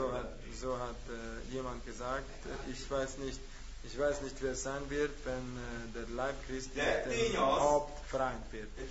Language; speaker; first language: German; non-native, learner; Hungarian